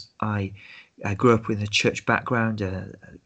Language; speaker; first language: English; native; English